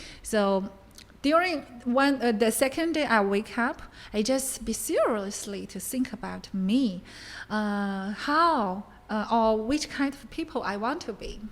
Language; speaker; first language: English; non-native, learner; Chinese